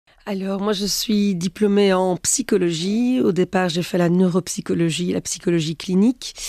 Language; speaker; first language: French; native; French